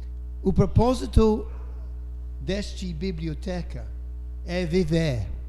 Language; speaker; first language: Portuguese; non-native, fluent; English